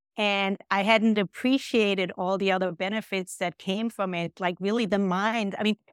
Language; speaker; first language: English; non-native, fluent; German